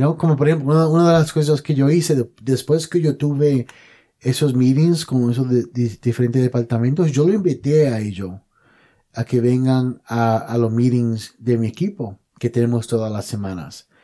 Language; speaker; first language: Spanish; native; Spanish